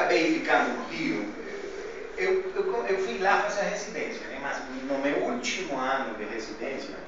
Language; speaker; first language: Portuguese; non-native, fluent; Spanish